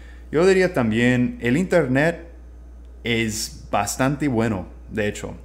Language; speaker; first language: Spanish; non-native, fluent; English